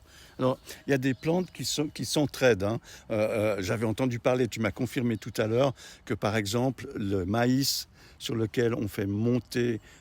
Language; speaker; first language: French; native; French